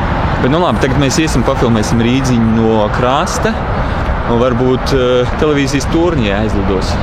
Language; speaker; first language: Latvian; native; Latvian